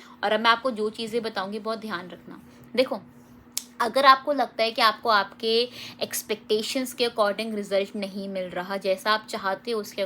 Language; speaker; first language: Hindi; native; Hindi